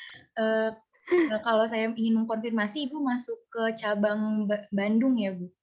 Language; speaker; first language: Indonesian; native; Indonesian